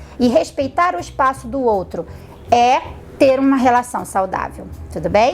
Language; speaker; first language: Portuguese; native; Portuguese